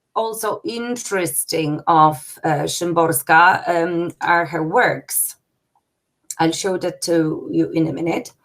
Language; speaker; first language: English; non-native, fluent; Polish